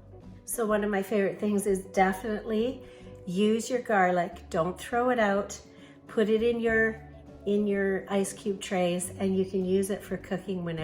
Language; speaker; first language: English; native; English